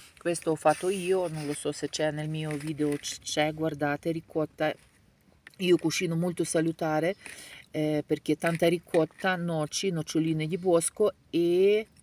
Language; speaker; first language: Italian; non-native, fluent; Ukrainian